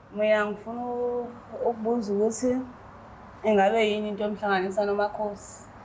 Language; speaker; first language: Zulu; non-native, local second language; Xhosa